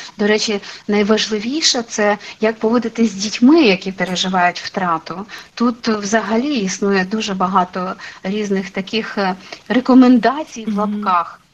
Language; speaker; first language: Ukrainian; non-native, local second language; Russian